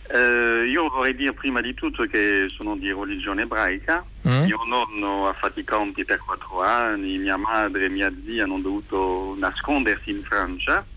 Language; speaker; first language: Italian; non-native, fluent; French